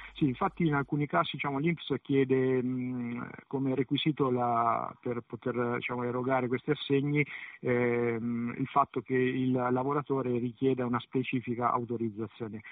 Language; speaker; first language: Italian; native; Italian